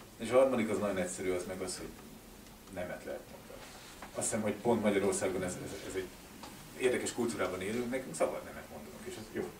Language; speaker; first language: Hungarian; native; Hungarian